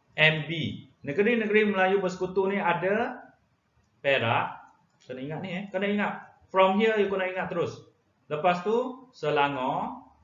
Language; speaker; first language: Malay; non-native, local second language; Chinese